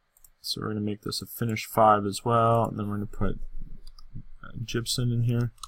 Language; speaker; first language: English; native; English